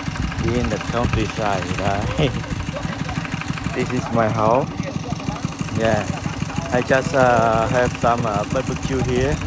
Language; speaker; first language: English; non-native, learner; Khmer